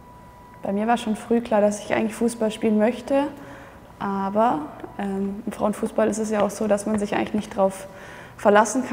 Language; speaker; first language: German; native; German